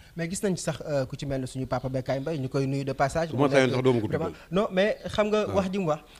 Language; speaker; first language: Wolof; native; Wolof